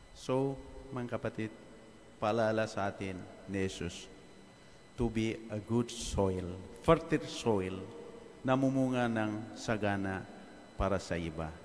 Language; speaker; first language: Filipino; non-native, fluent; Indonesian